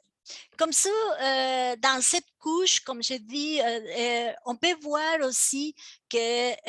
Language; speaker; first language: French; non-native, fluent; Spanish